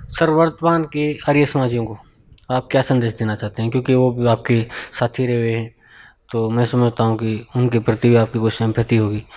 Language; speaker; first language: Hindi; native; Hindi